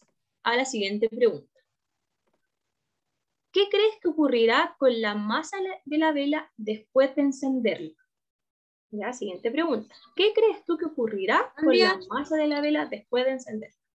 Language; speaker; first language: Spanish; native; Spanish